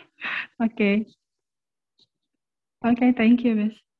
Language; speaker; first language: English; non-native, learner; Indonesian